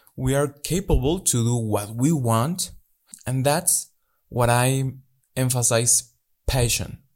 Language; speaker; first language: English; non-native, learner; Spanish